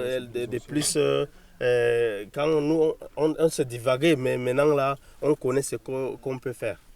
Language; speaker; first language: French; non-native, local second language; Fula